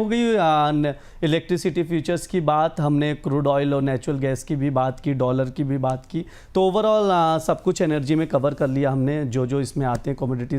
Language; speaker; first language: Hindi; native; Hindi